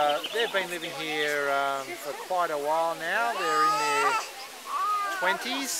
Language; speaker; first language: English; native; English